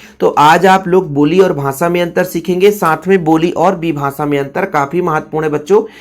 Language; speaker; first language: Hindi; native; Hindi